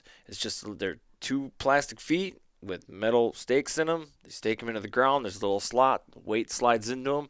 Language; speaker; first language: English; native; English